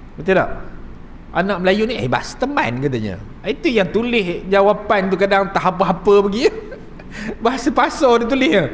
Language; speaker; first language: Malay; native; Malay